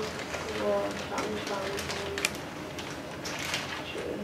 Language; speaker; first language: Chinese; non-native, learner; English